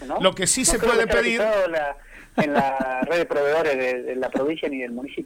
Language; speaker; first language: Spanish; native; Spanish